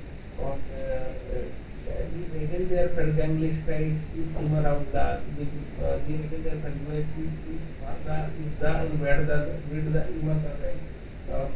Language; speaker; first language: German; non-native, learner; Hindi